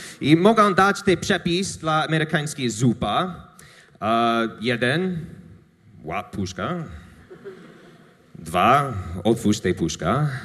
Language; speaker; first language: Polish; non-native, learner; English